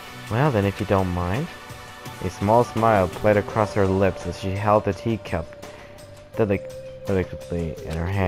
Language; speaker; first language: English; non-native, fluent; German